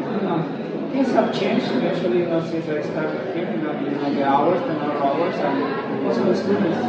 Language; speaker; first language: English; non-native, fluent; Spanish